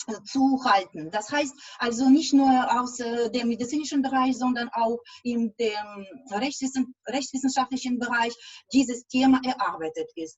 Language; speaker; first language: German; non-native, fluent; Russian